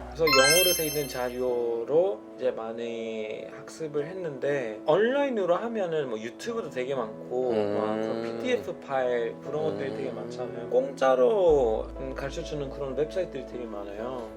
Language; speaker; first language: Korean; non-native, fluent; Persian